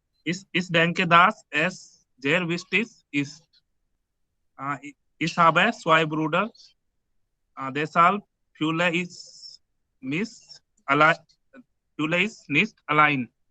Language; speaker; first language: German; non-native, learner; Hindi